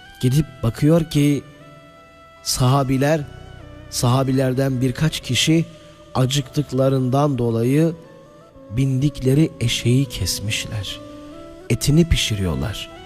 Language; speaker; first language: Turkish; native; Turkish